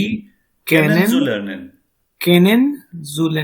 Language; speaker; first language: German; non-native, learner; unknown